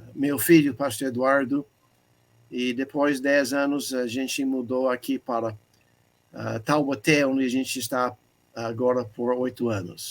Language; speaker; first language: Portuguese; non-native, fluent; English